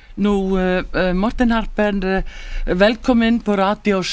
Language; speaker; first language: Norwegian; non-native, learner; Icelandic